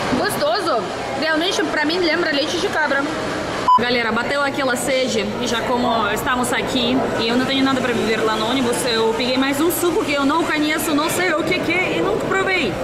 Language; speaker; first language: Portuguese; non-native, fluent; Russian